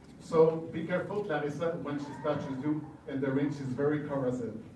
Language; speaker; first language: English; non-native, fluent; French